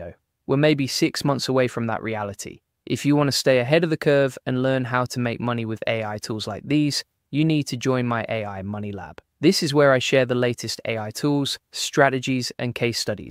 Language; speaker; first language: English; native; English